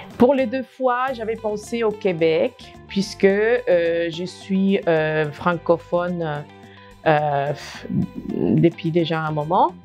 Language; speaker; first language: French; non-native, fluent; Spanish